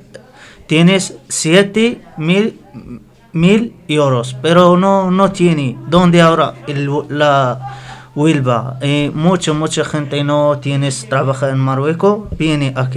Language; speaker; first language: Spanish; non-native, learner; Arabic